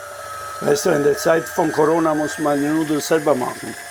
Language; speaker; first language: German; non-native, fluent; Italian